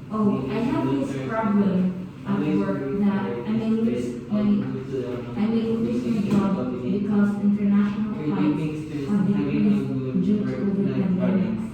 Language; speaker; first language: English; non-native, learner; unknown